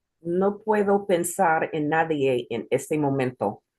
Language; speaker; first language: Spanish; non-native, learner; English